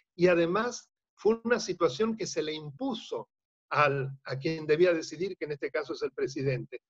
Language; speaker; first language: Spanish; native; Spanish